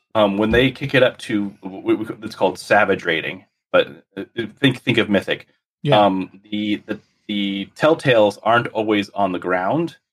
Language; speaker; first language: English; native; English